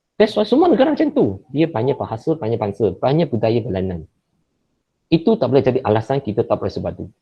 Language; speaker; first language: Malay; non-native, local second language; Chinese